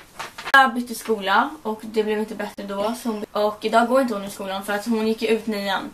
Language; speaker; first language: Swedish; native; Swedish